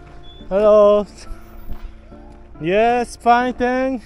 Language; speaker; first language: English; non-native, learner; Korean